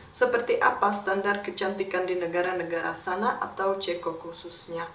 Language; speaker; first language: Indonesian; non-native, fluent; Czech